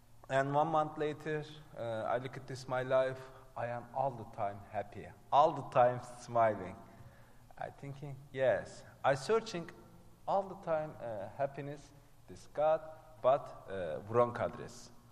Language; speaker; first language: English; non-native, learner; Turkish